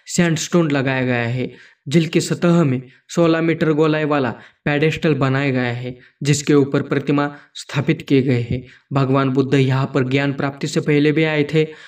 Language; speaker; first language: Hindi; non-native, local second language; Marathi